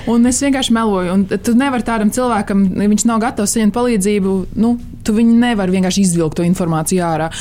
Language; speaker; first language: Latvian; native; Latvian